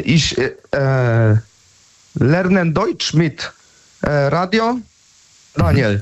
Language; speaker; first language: German; non-native, learner; Polish